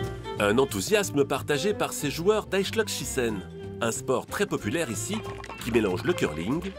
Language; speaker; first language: French; native; French